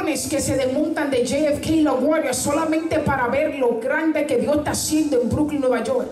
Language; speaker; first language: Spanish; early bilingual, heritage; Spanish